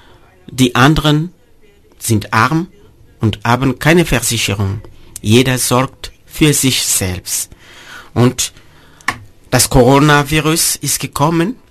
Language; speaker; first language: German; non-native, fluent; Mossi